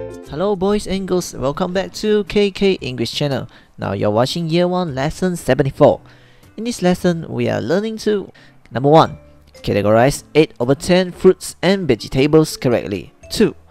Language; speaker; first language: English; non-native, local second language; Chinese